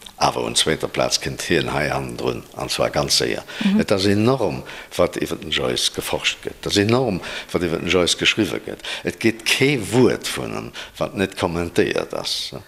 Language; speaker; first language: Luxembourgish; native; Luxembourgish